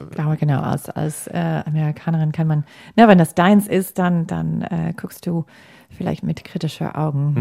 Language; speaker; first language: German; non-native, fluent; English